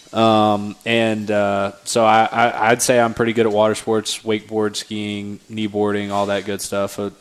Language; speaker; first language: English; native; English